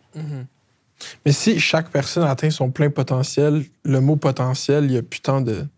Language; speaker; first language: French; native; French